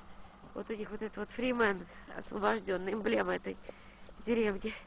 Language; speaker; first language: Russian; native; Russian